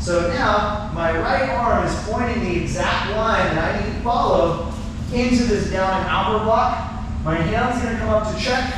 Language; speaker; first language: English; native; English